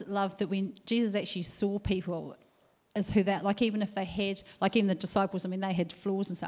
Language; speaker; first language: English; native; English